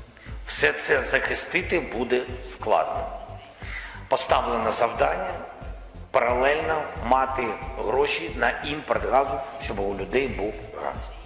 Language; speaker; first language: Ukrainian; non-native, local second language; Russian